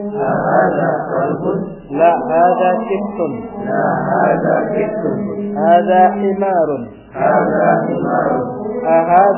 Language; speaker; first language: Arabic; non-native, fluent; Indonesian